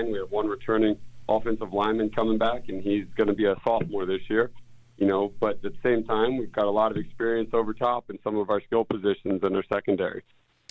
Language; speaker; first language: English; native; English